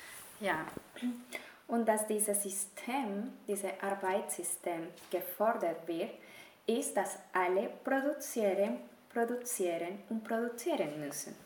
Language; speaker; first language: German; non-native, fluent; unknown